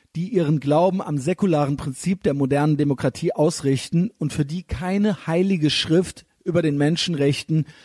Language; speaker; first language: German; native; German